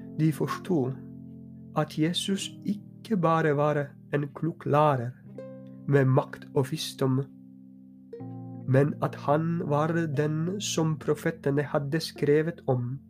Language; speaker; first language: Norwegian; non-native, fluent; Polish